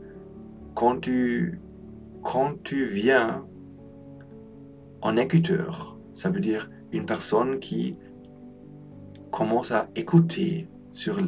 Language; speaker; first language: French; non-native, learner; Polish